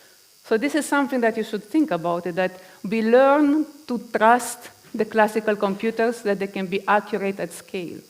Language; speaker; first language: English; non-native, fluent; Romanian